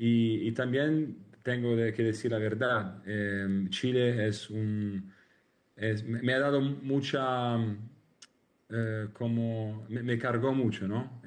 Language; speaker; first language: Spanish; non-native, learner; Italian